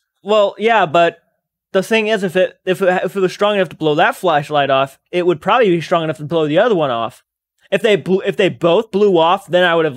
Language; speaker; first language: English; native; English